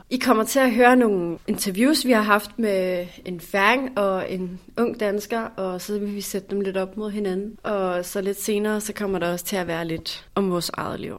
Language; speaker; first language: Danish; native; Danish